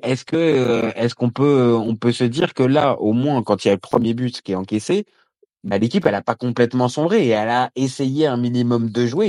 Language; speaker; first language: French; native; French